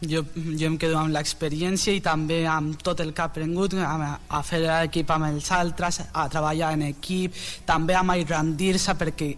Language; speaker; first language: Catalan; non-native, local second language; Spanish